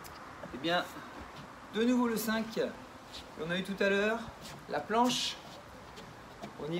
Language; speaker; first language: French; native; French